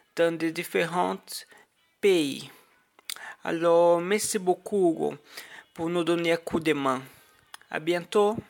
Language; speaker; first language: French; non-native, learner; Portuguese